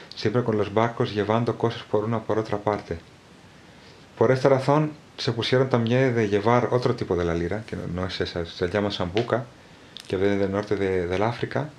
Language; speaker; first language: Spanish; non-native, fluent; Greek